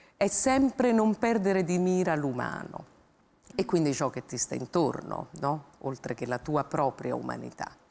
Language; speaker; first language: Italian; native; Italian